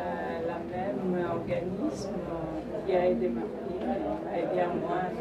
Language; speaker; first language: French; non-native, fluent; Spanish